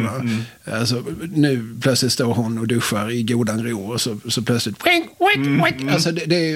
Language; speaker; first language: Swedish; native; Swedish